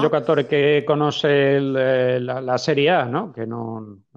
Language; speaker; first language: Italian; non-native, fluent; Spanish